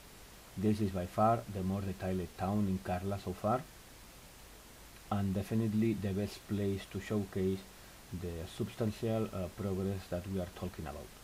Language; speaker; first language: English; non-native, fluent; Spanish